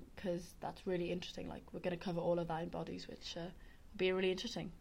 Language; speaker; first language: English; native; English